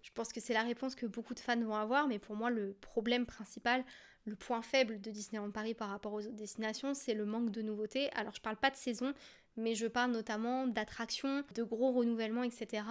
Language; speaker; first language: French; native; French